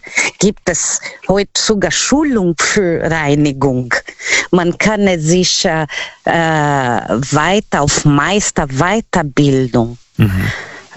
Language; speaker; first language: German; non-native, learner; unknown